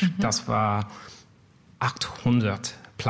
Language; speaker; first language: German; non-native, learner; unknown